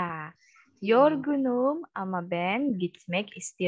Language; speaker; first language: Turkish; non-native, fluent; Indonesian